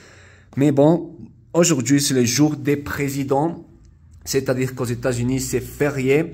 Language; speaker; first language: French; non-native, fluent; Spanish